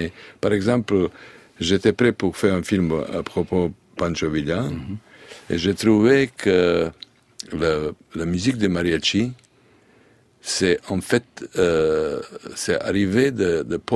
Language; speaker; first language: French; non-native, learner; Serbian